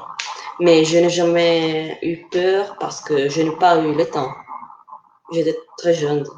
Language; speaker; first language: French; non-native, fluent; Italian